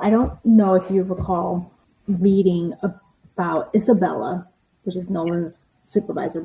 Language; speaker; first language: English; native; English